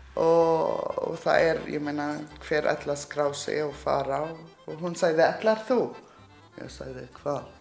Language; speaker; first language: Icelandic; non-native, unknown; Arabic